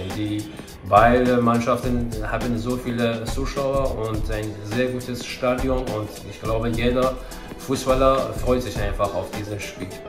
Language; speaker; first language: German; non-native, fluent; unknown